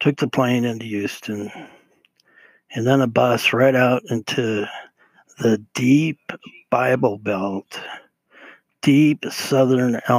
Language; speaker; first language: English; native; English